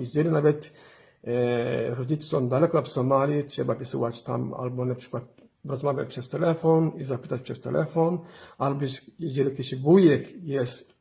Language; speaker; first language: Polish; non-native, fluent; Somali